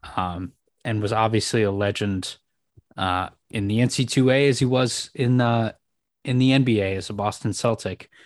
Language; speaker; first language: English; native; English